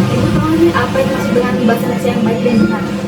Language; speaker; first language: Indonesian; native; Indonesian